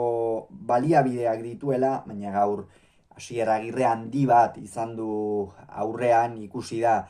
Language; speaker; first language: Basque; native; Basque